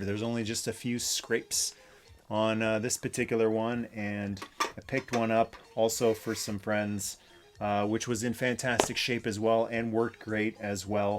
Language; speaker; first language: English; native; English